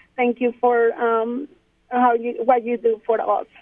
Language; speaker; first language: English; non-native, fluent; Spanish